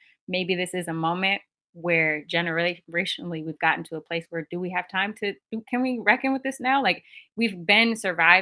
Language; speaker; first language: English; native; English